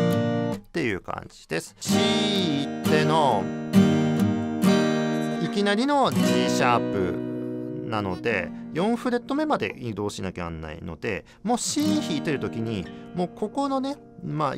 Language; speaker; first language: Japanese; native; Japanese